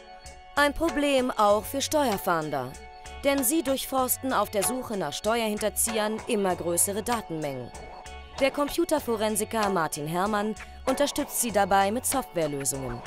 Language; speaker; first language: German; native; German